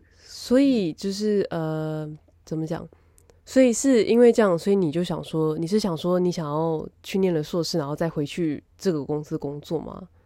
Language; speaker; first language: Chinese; native; Chinese